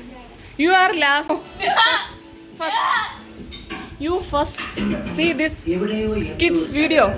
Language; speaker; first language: English; non-native, learner; Malayalam